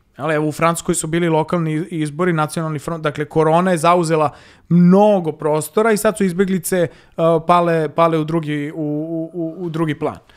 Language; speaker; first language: Serbian; native; Serbian